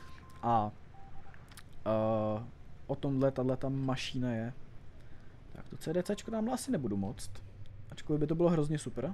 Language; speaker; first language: Czech; native; Czech